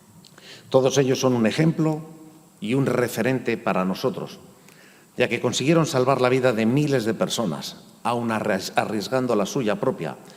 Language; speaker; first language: Spanish; native; Spanish